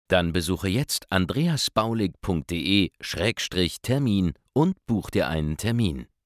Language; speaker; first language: German; native; German